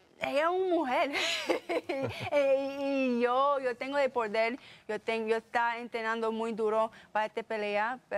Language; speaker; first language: Spanish; early bilingual, heritage; English